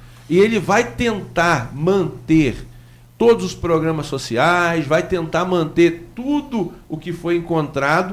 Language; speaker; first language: Portuguese; native; Portuguese